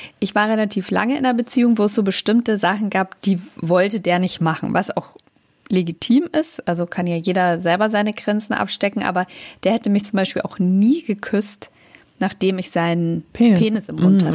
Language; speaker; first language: German; native; German